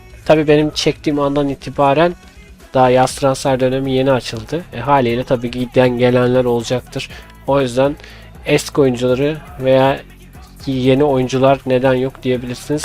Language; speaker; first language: Turkish; native; Turkish